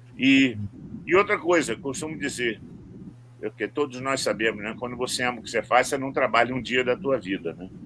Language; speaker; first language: Portuguese; native; Portuguese